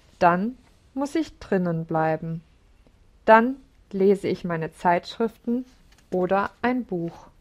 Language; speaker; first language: German; non-native, learner; English